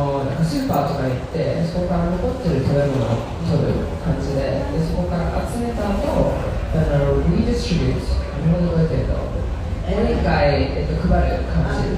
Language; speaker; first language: Japanese; early bilingual, heritage; Japanese